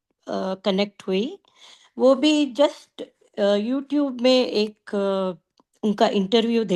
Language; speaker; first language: Hindi; non-native, local second language; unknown